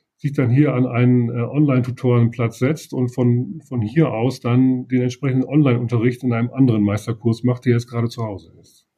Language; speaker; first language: German; native; German